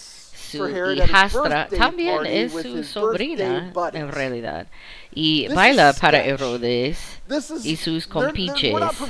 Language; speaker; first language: Spanish; non-native, fluent; English